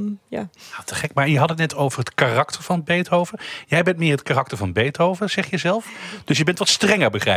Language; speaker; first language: Dutch; native; Dutch